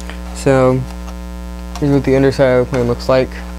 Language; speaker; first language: English; native; English